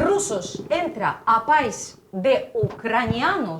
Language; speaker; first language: Spanish; non-native, fluent; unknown